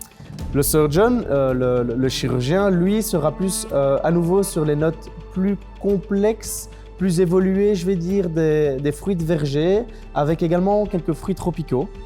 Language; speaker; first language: French; native; French